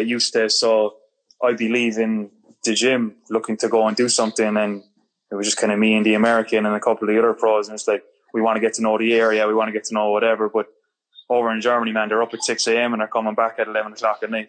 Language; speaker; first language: English; native; English